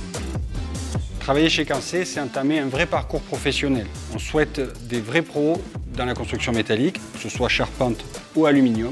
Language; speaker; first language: French; native; French